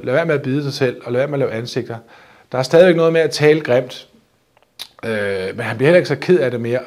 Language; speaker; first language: Danish; native; Danish